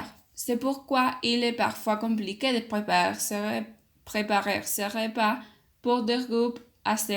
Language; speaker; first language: French; non-native, learner; Spanish